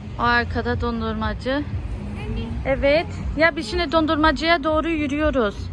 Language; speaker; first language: Turkish; early bilingual, heritage; Turkish